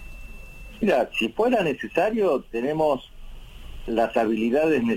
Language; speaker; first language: Spanish; native; Spanish